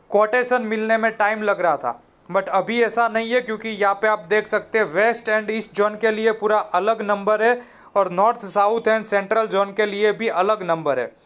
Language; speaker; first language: Hindi; non-native, local second language; Gujarati